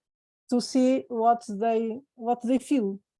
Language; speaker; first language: English; non-native, fluent; Portuguese